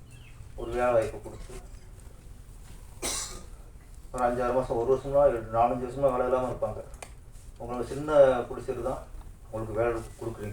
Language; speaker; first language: Tamil; native; Tamil